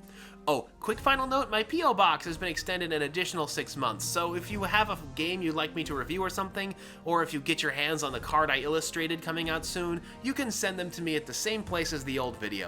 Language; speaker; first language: English; native; English